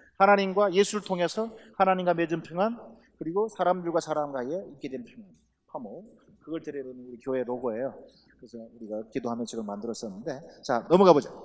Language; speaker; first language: Korean; native; Korean